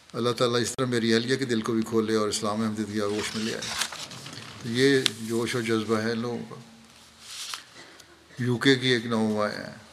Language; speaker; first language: Urdu; native; Urdu